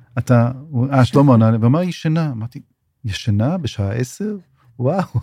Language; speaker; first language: Hebrew; native; Hebrew